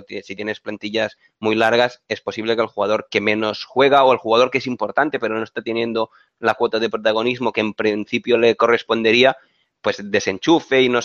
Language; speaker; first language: Spanish; native; Spanish